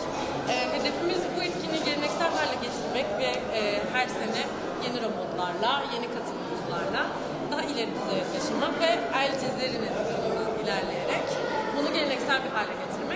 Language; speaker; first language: Turkish; native; Turkish